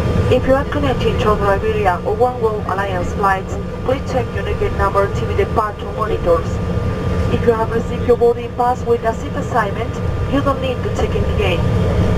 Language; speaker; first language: English; non-native, fluent; Spanish